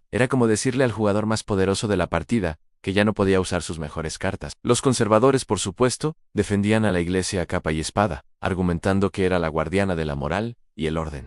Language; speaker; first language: Spanish; native; Spanish